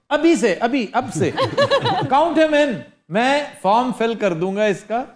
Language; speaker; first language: Urdu; non-native, local second language; Punjabi